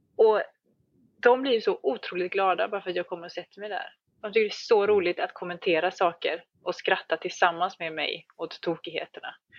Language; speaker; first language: Swedish; native; Swedish